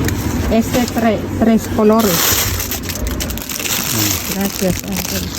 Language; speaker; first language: Spanish; non-native, learner; Filipino